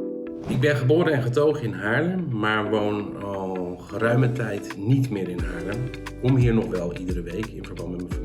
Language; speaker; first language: Dutch; native; Dutch